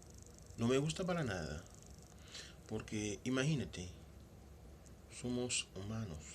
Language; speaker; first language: Spanish; non-native, local second language; Haitian Creole